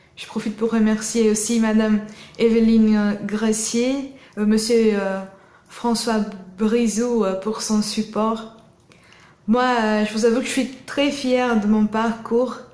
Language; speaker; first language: French; non-native, fluent; Portuguese